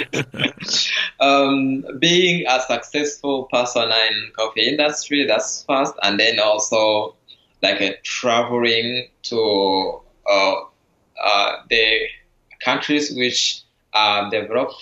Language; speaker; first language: English; non-native, local second language; Kinyarwanda